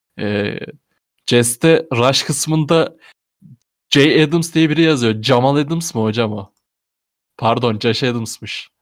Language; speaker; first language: Turkish; native; Turkish